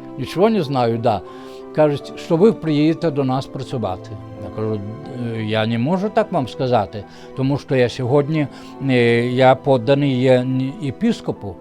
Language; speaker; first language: Ukrainian; non-native, fluent; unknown